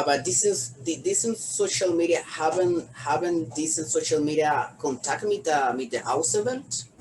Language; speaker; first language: German; non-native, learner; Spanish